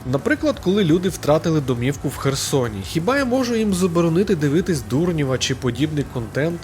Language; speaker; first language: Ukrainian; native; Ukrainian